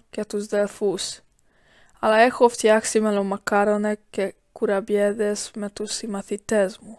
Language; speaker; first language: Greek; early bilingual, heritage; Greek